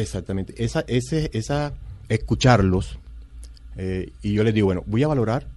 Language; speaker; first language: Spanish; native; Spanish